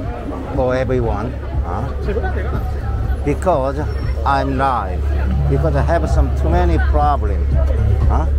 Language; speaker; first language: English; non-native, learner; Korean